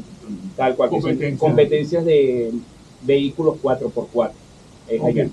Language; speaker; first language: Spanish; native; Spanish